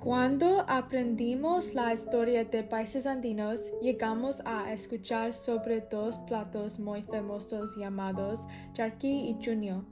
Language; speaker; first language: Spanish; non-native, learner; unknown